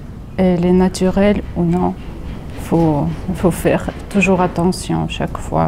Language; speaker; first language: French; non-native, fluent; Russian